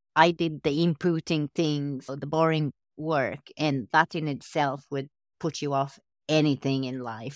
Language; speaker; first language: English; non-native, fluent; Portuguese